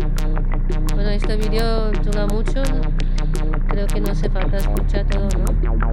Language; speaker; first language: Spanish; non-native, learner; Chinese